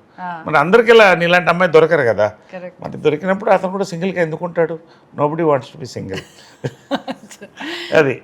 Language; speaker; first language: Telugu; native; Telugu